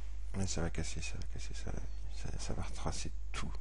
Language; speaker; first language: French; native; French